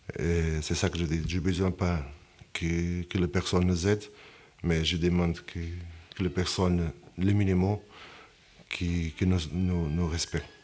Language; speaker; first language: French; non-native, fluent; Portuguese